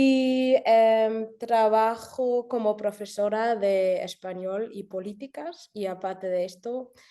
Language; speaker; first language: Spanish; early bilingual, heritage; German